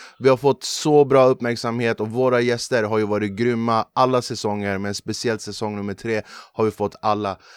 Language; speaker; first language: Swedish; early bilingual, other home language; Kurdish